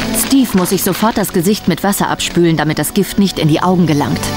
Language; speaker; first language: German; native; German